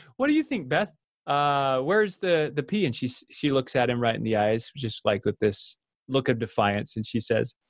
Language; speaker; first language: English; native; English